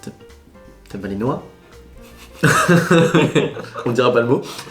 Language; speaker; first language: French; native; French